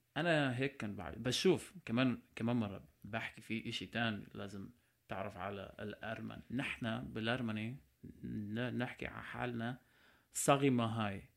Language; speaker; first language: Arabic; non-native, local second language; Armenian